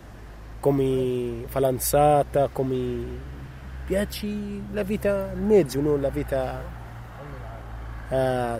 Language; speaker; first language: Italian; non-native, learner; Arabic